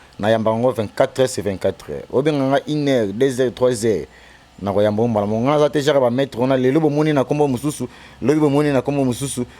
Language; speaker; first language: Lingala; non-native, local second language; Kongo